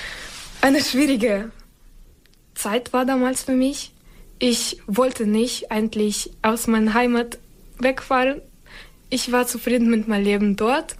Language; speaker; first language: German; non-native, fluent; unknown